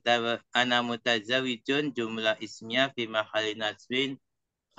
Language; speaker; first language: Arabic; non-native, fluent; Indonesian